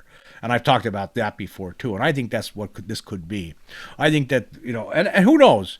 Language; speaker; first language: English; native; English